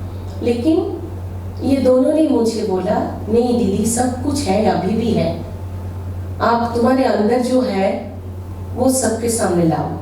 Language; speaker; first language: Hindi; non-native, local second language; Bangla